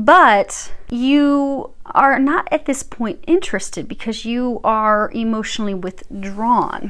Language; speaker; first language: English; native; English